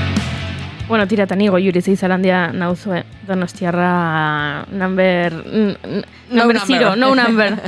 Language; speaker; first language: Basque; native; Basque